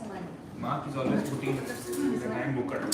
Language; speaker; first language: English; non-native, local second language; Hindi